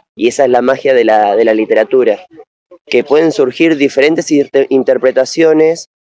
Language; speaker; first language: Spanish; native; Spanish